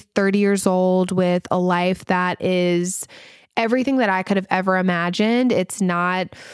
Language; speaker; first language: English; native; English